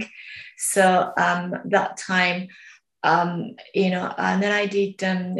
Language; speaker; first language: English; non-native, learner; Japanese